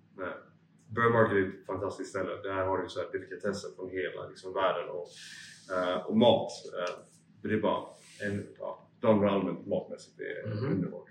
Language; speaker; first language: Swedish; early bilingual, other home language; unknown